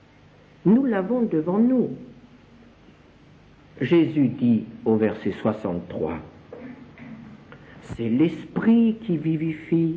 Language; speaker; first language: French; native; French